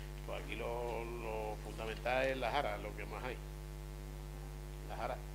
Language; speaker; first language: Spanish; native; Spanish